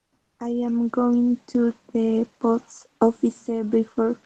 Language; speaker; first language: English; non-native, learner; Spanish